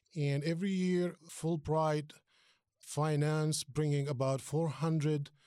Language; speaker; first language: English; non-native, fluent; Arabic